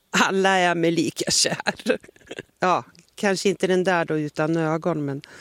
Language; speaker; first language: Swedish; native; Swedish